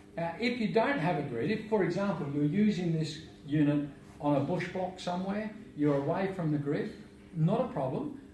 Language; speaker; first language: English; native; English